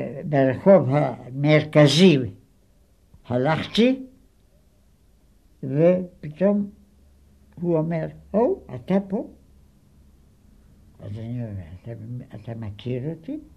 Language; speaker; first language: Hebrew; non-native, fluent; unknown